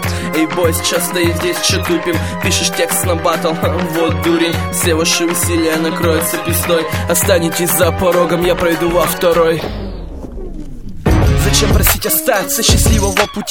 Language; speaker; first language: Russian; native; Russian